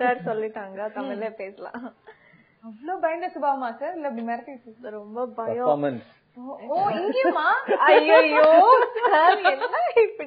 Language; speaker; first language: Tamil; native; Tamil